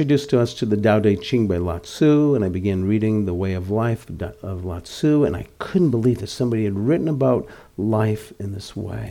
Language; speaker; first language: English; native; English